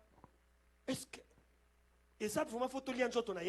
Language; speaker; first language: French; non-native, local second language; Lingala